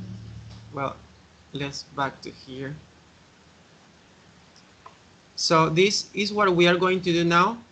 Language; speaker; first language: English; non-native, learner; Spanish